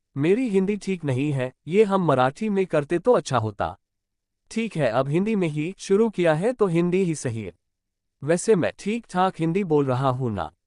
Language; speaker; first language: Hindi; non-native, local second language; Marathi